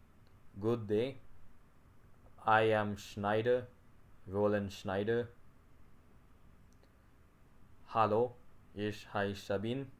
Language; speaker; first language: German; non-native, learner; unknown